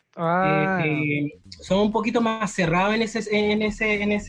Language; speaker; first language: Spanish; non-native, fluent; Haitian Creole